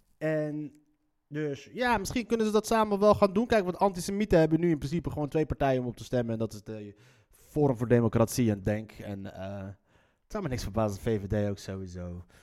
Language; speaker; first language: Dutch; native; Dutch